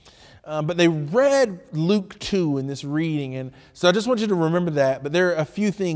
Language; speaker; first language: English; native; English